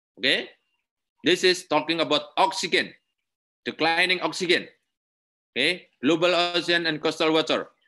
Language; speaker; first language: English; non-native, learner; Indonesian